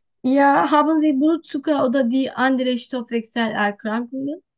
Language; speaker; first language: German; non-native, learner; Turkish